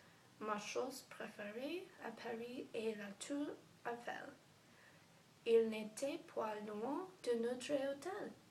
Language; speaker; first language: French; non-native, learner; English